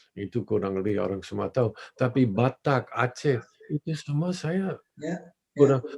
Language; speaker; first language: Indonesian; non-native, fluent; Dutch